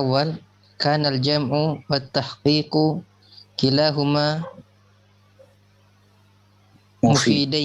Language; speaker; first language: Arabic; non-native, learner; Indonesian